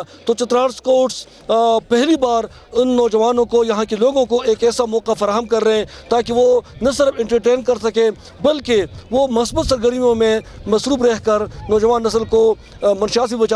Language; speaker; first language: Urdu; non-native, local second language; Khowar